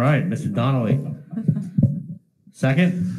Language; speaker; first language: English; native; English